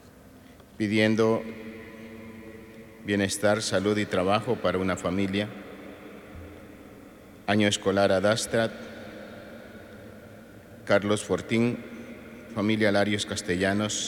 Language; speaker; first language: Spanish; native; Spanish